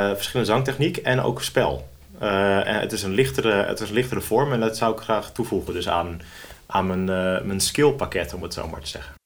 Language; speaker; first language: Dutch; native; Dutch